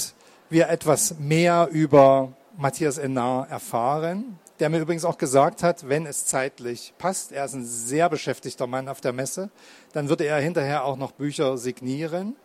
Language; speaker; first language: German; native; German